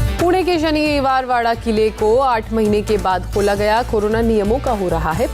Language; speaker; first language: Hindi; native; Hindi